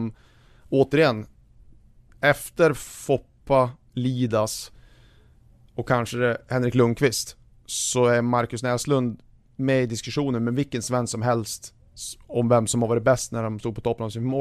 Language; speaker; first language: Swedish; native; Swedish